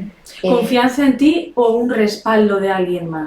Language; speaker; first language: Spanish; native; Spanish